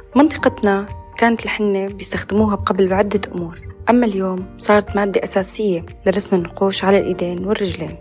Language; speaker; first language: Arabic; non-native, local second language; Kurdish